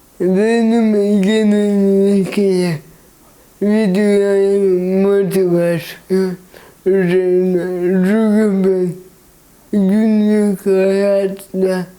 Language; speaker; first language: Turkish; early bilingual, heritage; Turkish